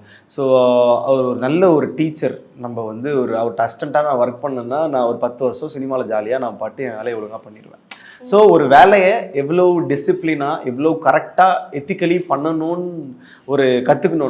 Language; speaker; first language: Tamil; native; Tamil